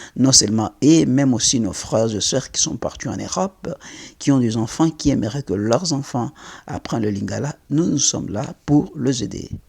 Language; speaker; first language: French; non-native, local second language; Lingala